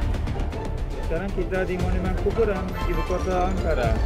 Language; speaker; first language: Indonesian; non-native, fluent; Turkish